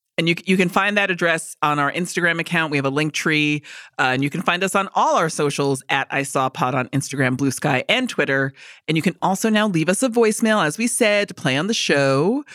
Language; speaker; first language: English; native; English